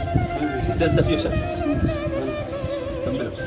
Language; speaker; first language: Arabic; native; Arabic